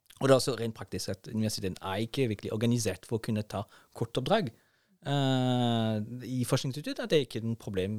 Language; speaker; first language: Norwegian; non-native, fluent; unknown